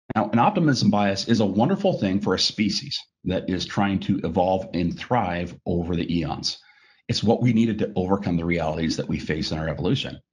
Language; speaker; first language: English; native; English